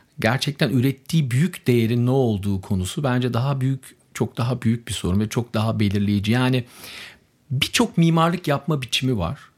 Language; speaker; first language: Turkish; early bilingual, heritage; Turkish